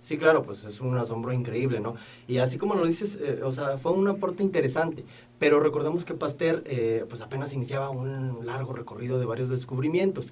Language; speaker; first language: Spanish; native; Spanish